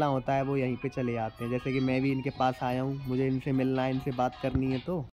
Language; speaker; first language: Hindi; native; Hindi